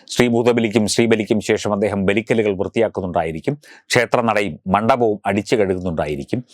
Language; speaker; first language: Malayalam; native; Malayalam